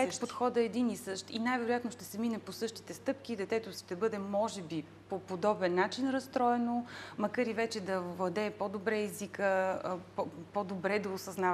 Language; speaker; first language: Bulgarian; native; Bulgarian